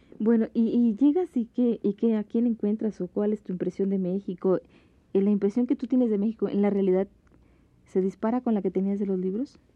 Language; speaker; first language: Spanish; native; Spanish